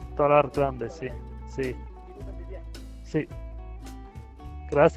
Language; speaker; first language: Spanish; non-native, learner; German